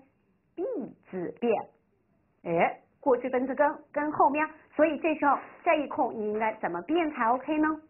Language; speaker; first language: Chinese; native; Chinese